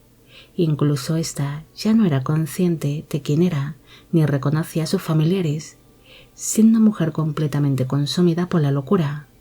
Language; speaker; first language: Spanish; native; Spanish